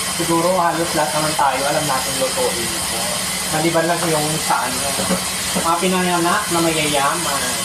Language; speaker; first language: Filipino; non-native, local second language; Iloko